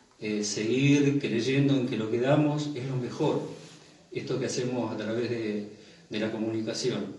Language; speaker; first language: Spanish; native; Spanish